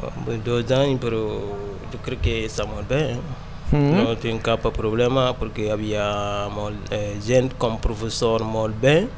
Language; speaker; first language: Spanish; non-native, learner; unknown